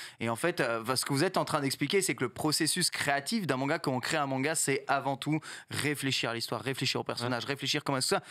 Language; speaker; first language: French; native; French